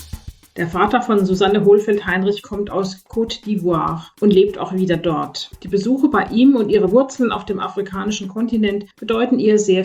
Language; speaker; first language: German; native; German